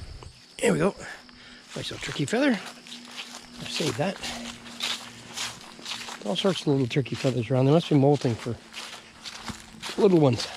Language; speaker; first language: English; native; English